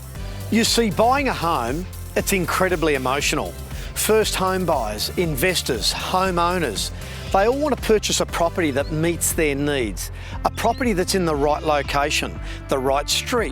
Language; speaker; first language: English; native; English